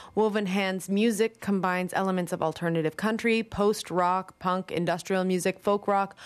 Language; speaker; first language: English; native; English